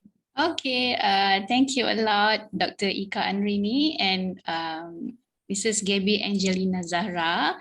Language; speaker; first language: English; non-native, local second language; Malay